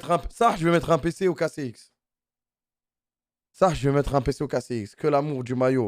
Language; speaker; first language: French; native; French